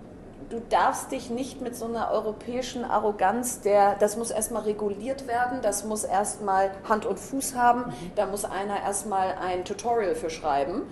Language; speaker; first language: German; native; German